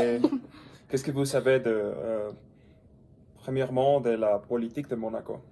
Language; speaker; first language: French; non-native, learner; English